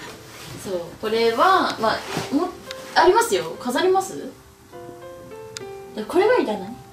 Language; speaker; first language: Japanese; native; Japanese